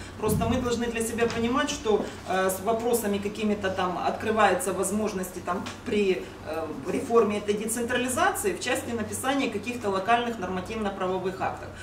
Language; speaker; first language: Russian; native; Russian